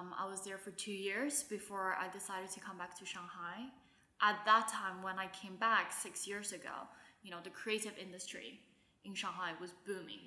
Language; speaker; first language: English; non-native, local second language; Wu Chinese